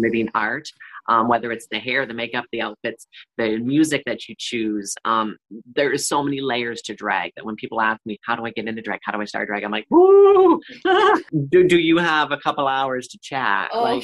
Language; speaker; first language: English; native; English